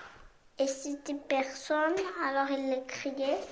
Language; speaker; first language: French; non-native, local second language; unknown